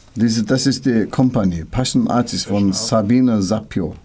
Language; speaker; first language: German; non-native, learner; English